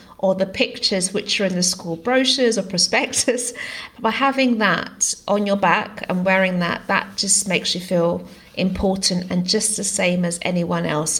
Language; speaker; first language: English; non-native, local second language; Greek